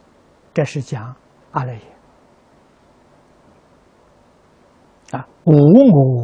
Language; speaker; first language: Chinese; native; Chinese